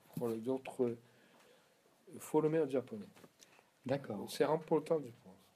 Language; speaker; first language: French; non-native, learner; Japanese